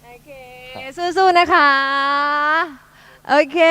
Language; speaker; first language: Thai; native; Thai